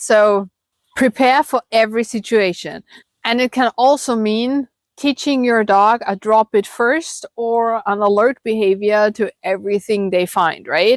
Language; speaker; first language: English; non-native, fluent; German